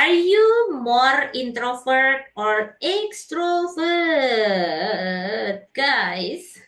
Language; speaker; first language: English; non-native, learner; Indonesian